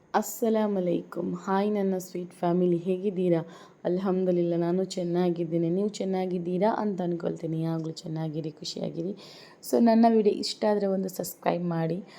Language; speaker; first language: Kannada; non-native, local second language; Urdu